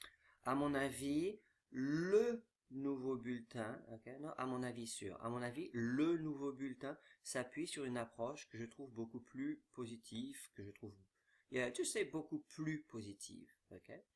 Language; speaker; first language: French; non-native, fluent; English